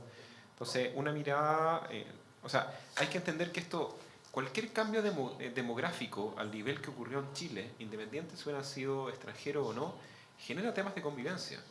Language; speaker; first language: Spanish; native; Spanish